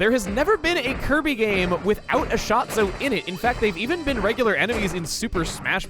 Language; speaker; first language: English; native; English